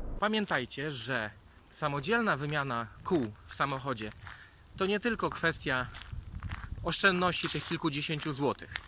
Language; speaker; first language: Polish; native; Polish